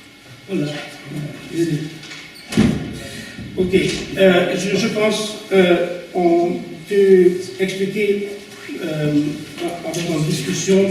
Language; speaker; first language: French; non-native, learner; German